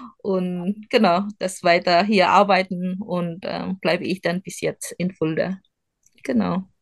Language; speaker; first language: German; non-native, learner; Indonesian